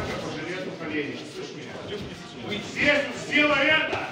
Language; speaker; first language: Russian; native; Russian